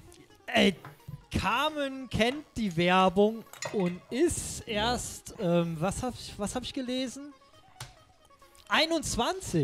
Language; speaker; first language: German; native; German